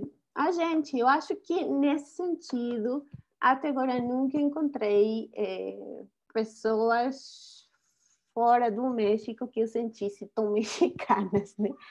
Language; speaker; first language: Portuguese; non-native, fluent; Spanish